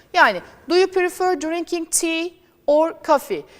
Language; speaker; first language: English; non-native, fluent; Turkish